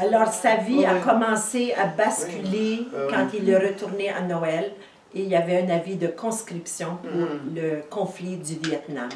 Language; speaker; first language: French; native; French